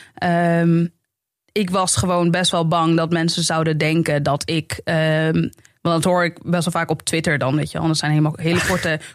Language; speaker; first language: Dutch; native; Dutch